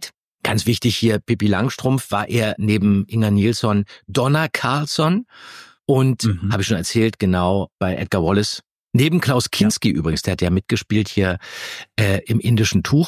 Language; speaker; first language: German; native; German